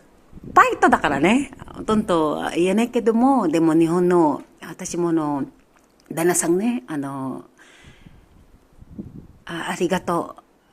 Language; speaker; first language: Japanese; non-native, learner; Filipino